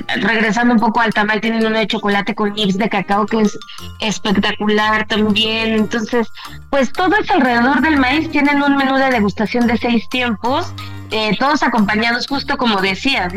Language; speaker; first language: Spanish; native; Spanish